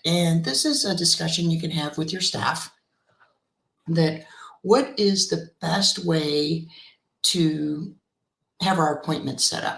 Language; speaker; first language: English; native; English